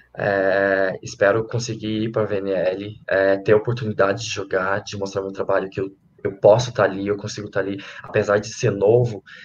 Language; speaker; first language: Portuguese; native; Portuguese